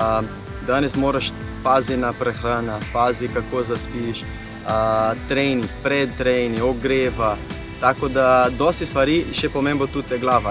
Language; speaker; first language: Slovenian; non-native, fluent; Portuguese